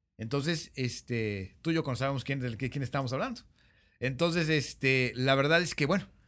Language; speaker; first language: Spanish; native; Spanish